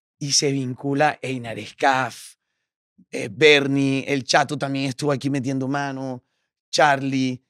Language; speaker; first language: Spanish; native; Spanish